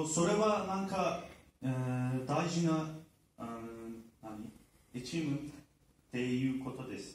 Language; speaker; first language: Japanese; non-native, learner; Turkish